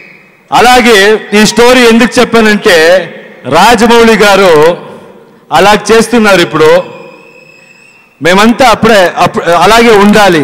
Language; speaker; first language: Telugu; non-native, learner; Kannada